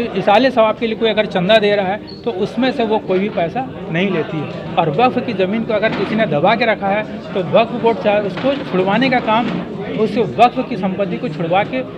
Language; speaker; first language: Hindi; native; Hindi